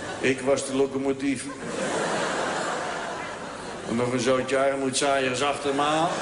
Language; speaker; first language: Dutch; native; Dutch